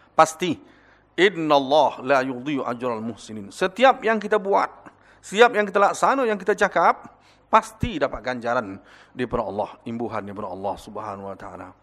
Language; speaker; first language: Malay; native; Malay